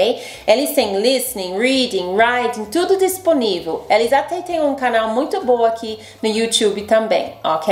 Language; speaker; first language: Portuguese; non-native, fluent; English